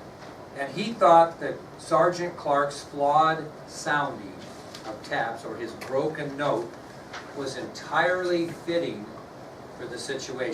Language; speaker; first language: English; native; English